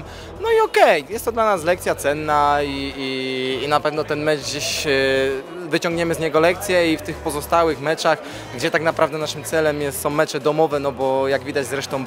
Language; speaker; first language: Polish; native; Polish